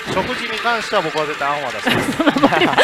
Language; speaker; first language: Japanese; native; Japanese